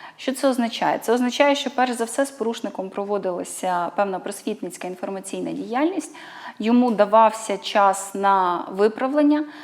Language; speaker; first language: Ukrainian; native; Ukrainian